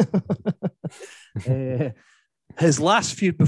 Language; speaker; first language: English; native; English